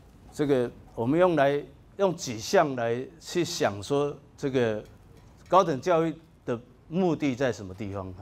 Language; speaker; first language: Chinese; native; Chinese